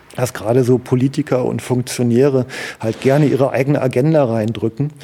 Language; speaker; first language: German; native; German